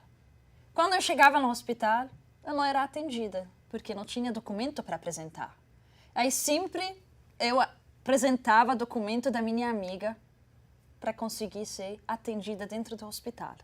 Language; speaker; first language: Portuguese; non-native, fluent; Arabic